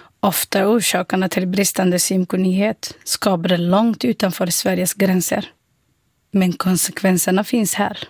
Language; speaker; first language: Swedish; non-native, fluent; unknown